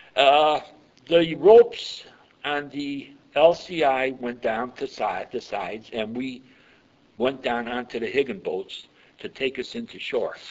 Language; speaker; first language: English; early bilingual, other home language; Yiddish